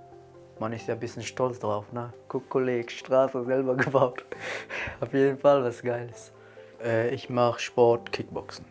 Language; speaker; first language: German; non-native, learner; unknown